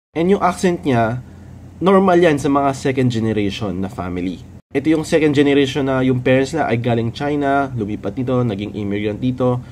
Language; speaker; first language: Filipino; native; Filipino